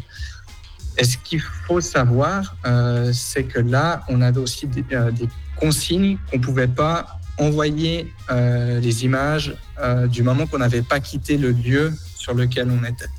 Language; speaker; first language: French; native; French